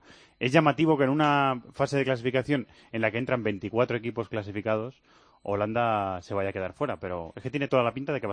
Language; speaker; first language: Spanish; native; Spanish